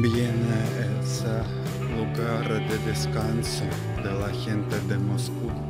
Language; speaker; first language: Spanish; non-native, learner; Russian